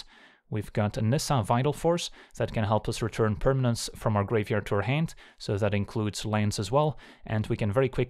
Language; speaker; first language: English; native; English